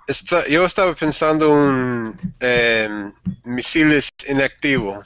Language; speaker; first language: Spanish; non-native, learner; English